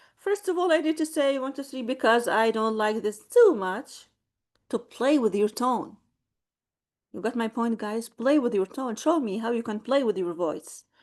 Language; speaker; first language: English; non-native, fluent; Arabic